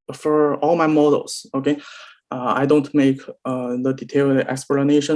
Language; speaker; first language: English; non-native, learner; Chinese